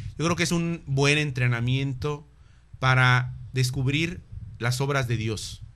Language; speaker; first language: Spanish; native; Spanish